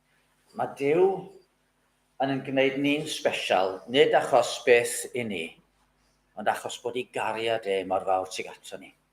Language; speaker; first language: Welsh; native; Welsh